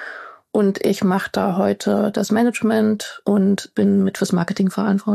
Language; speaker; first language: German; native; German